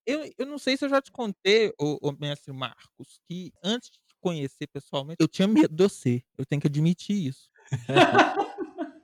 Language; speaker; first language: Portuguese; native; Portuguese